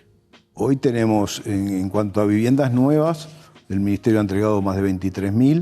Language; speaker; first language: Spanish; native; Spanish